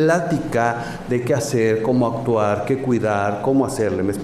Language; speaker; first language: Spanish; native; Spanish